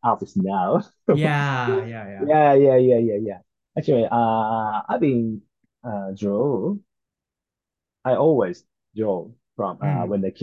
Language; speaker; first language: English; non-native, learner; Japanese